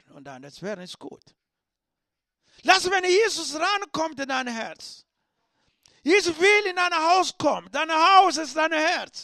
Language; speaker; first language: German; non-native, learner; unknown